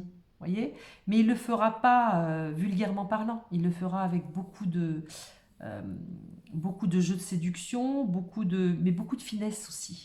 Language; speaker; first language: French; native; French